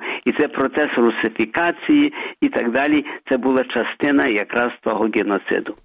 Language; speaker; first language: Ukrainian; early bilingual, heritage; Ukrainian